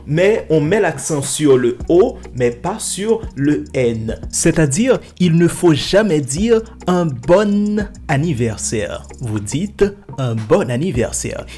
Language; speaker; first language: French; non-native, local second language; Haitian Creole